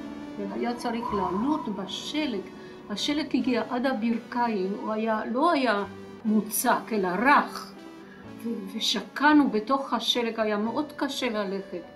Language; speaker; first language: Hebrew; non-native, fluent; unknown